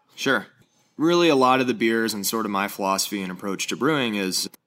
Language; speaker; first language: English; native; English